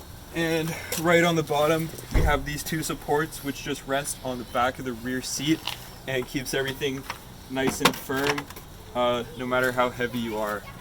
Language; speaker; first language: English; native; English